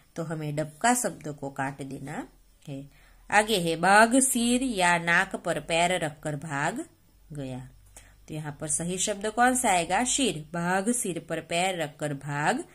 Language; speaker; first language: Hindi; non-native, local second language; Gujarati